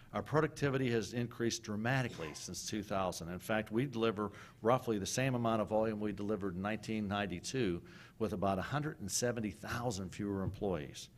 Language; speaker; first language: English; native; English